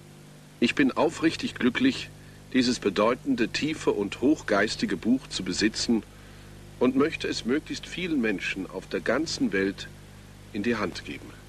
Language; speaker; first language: German; native; German